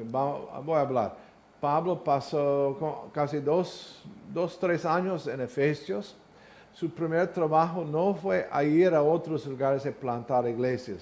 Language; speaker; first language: Spanish; non-native, learner; English